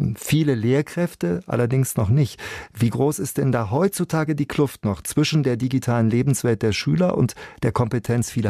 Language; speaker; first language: German; native; German